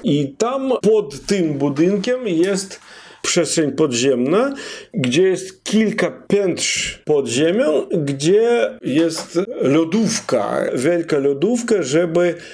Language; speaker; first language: Polish; non-native, fluent; Russian